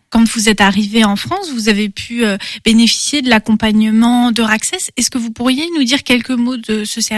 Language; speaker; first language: French; native; French